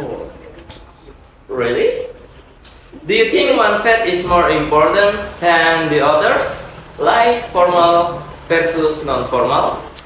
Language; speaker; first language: English; non-native, learner; Indonesian